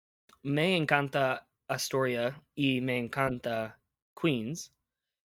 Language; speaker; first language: Spanish; non-native, fluent; English